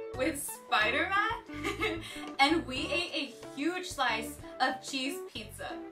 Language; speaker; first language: English; early bilingual, other home language; Spanish